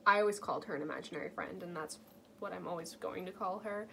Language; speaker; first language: English; native; English